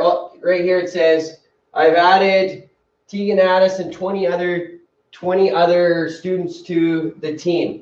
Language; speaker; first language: English; native; English